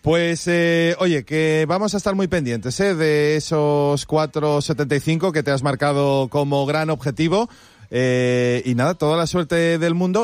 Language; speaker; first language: Spanish; native; Spanish